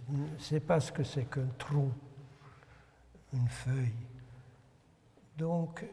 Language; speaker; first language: French; non-native, fluent; Hungarian